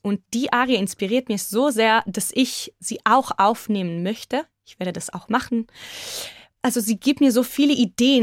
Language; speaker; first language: German; non-native, fluent; Hebrew